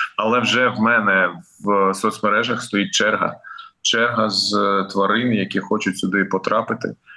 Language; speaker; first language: Ukrainian; non-native, local second language; Russian